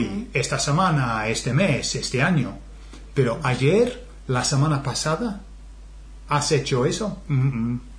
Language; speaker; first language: Spanish; non-native, fluent; English